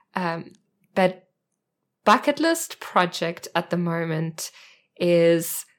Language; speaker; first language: English; native; English